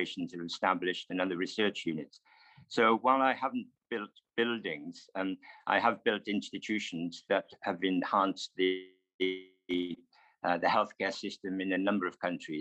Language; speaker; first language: English; native; English